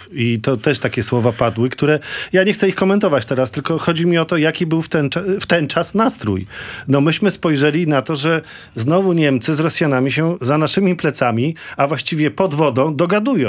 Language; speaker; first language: Polish; native; Polish